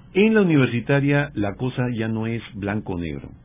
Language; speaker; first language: Spanish; native; Spanish